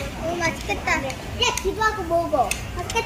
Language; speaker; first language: Korean; non-native, learner; Mizo